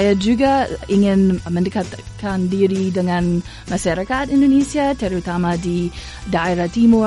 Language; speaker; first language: Indonesian; non-native, fluent; English